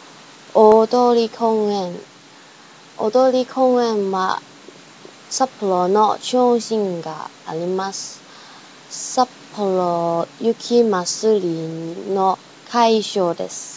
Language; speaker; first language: Japanese; non-native, learner; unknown